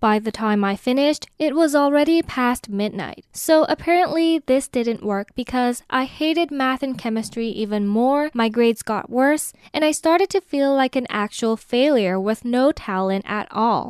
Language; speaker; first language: English; non-native, fluent; Chinese